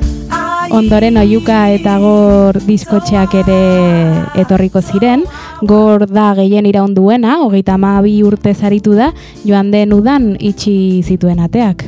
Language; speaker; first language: Basque; native; Basque